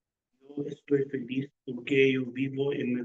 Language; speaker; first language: Spanish; non-native, learner; English